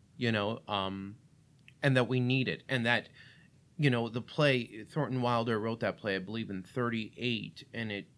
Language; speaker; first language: English; early bilingual, other home language; Russian